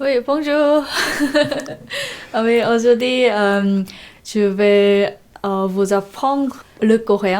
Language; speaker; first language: French; non-native, learner; Korean